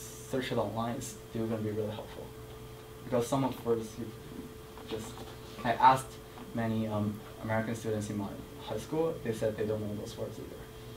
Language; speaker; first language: English; non-native, fluent; Chinese